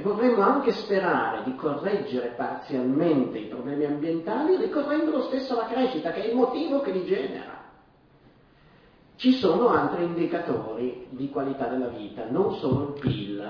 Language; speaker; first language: Italian; native; Italian